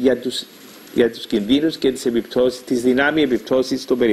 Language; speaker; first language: Greek; native; Greek